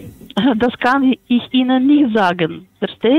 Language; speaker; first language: German; non-native, fluent; Polish